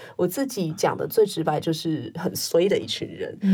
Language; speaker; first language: Chinese; non-native, local second language; Min Nan Chinese